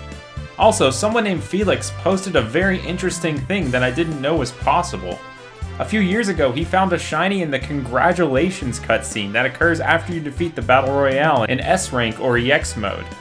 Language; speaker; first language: English; native; English